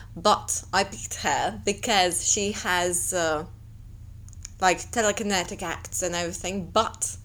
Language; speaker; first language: English; non-native, fluent; Latvian